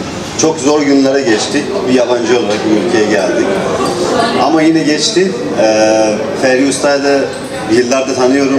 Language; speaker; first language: Turkish; non-native, learner; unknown